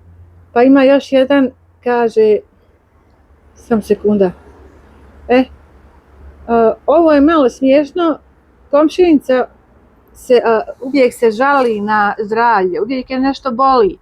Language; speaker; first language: Bosnian; native; Bosnian